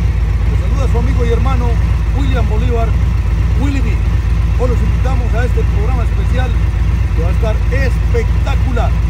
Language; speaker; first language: Spanish; native; Spanish